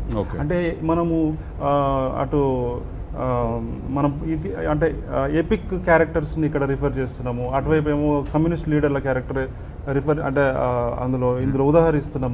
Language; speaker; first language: Telugu; native; Telugu